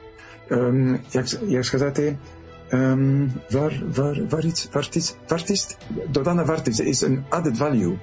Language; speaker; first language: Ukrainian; non-native, learner; French